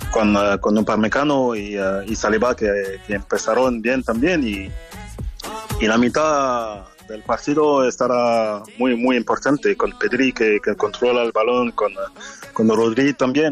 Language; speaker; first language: Spanish; non-native, fluent; French